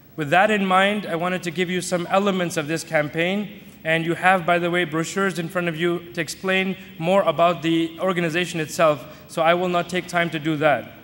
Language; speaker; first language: English; native; English